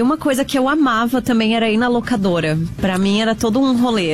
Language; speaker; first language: Portuguese; native; Portuguese